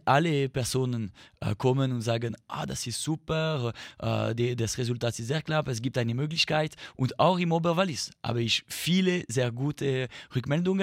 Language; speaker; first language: German; non-native, fluent; French